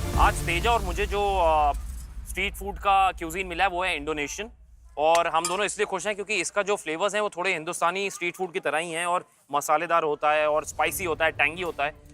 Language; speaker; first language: Hindi; native; Hindi